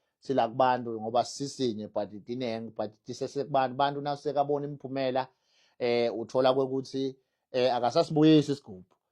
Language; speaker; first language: Zulu; non-native, local second language; Swati